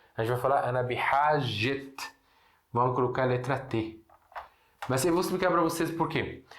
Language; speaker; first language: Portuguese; non-native, fluent; Arabic